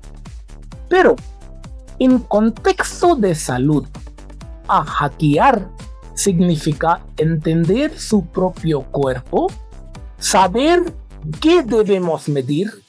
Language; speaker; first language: Spanish; non-native, fluent; Hindi